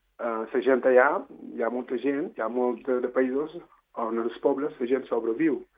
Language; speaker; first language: Catalan; non-native, fluent; Wolof